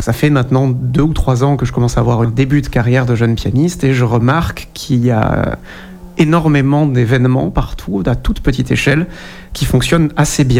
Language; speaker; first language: French; native; French